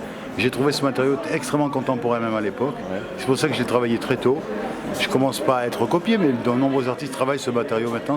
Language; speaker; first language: French; native; French